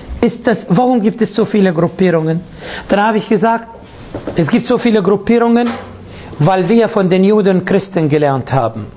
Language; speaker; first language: German; non-native, fluent; Arabic